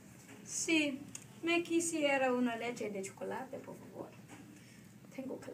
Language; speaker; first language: Spanish; non-native, learner; English